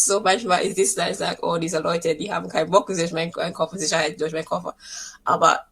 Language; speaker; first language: German; non-native, fluent; English